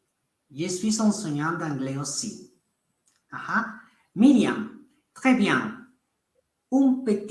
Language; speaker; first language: French; non-native, fluent; Spanish